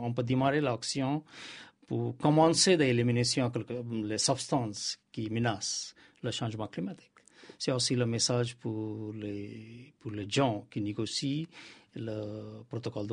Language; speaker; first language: French; non-native, learner; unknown